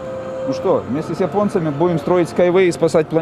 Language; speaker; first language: Russian; native; Russian